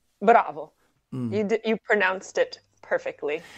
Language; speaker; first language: English; native; English